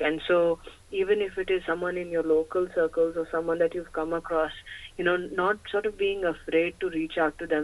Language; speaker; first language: English; early bilingual, other home language; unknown